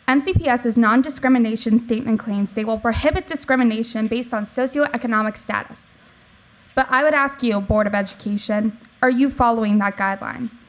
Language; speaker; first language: English; native; English